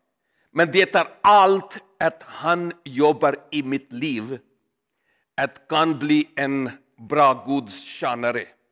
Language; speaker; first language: Swedish; non-native, learner; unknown